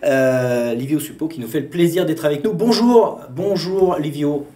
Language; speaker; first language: French; native; French